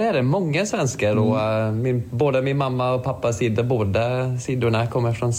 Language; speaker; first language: Swedish; non-native, fluent; English